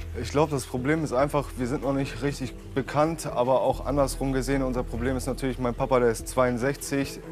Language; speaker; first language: German; early bilingual, other home language; Polish